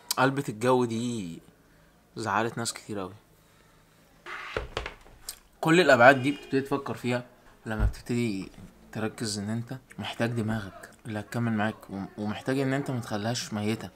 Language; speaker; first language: Arabic; native; Arabic